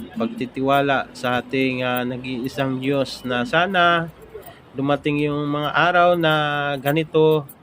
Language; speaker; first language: Filipino; non-native, local second language; Romany